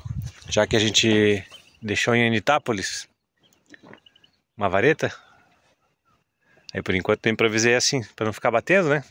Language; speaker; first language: Portuguese; native; Portuguese